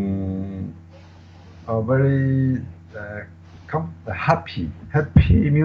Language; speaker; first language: English; non-native, learner; Chinese